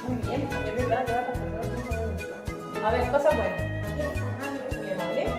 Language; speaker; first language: Spanish; native; Spanish